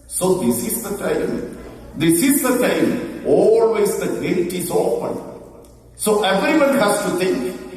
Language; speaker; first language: English; non-native, local second language; Malayalam